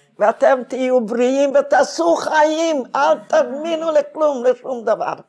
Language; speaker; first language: Hebrew; non-native, fluent; Hungarian